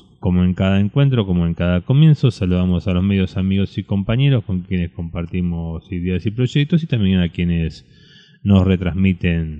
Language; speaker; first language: Spanish; native; Spanish